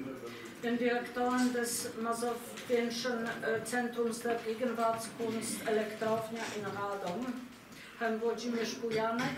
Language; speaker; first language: German; non-native, fluent; Polish